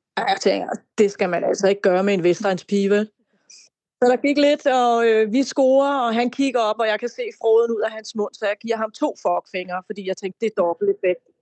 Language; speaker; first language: Danish; native; Danish